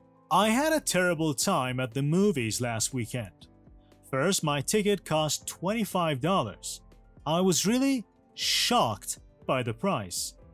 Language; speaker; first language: English; non-native, fluent; Persian